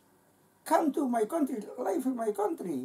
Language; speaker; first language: English; non-native, learner; Indonesian